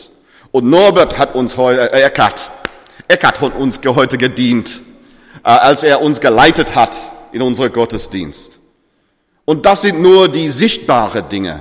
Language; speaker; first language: German; non-native, fluent; English